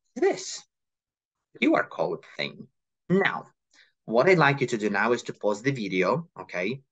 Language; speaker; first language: English; non-native, fluent; Ukrainian